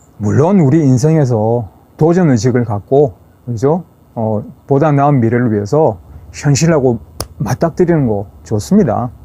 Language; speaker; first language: Korean; native; Korean